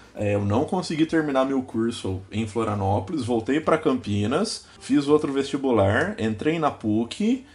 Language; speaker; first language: Portuguese; native; Portuguese